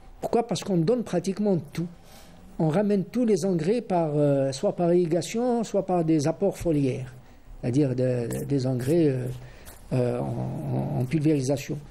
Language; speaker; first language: French; non-native, local second language; Arabic